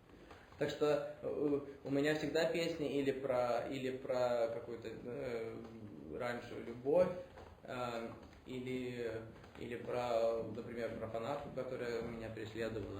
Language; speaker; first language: Russian; early bilingual, heritage; Russian